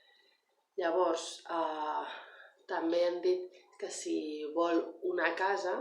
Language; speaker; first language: Catalan; non-native, learner; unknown